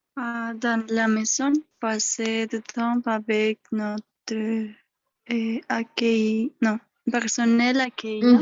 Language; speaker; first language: French; non-native, learner; Spanish